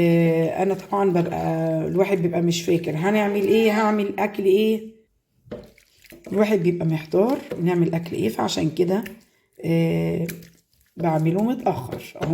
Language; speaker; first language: Arabic; native; Arabic